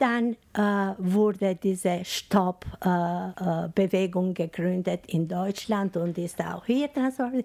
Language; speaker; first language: German; non-native, fluent; Albanian